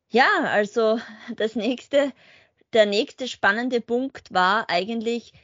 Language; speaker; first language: German; native; German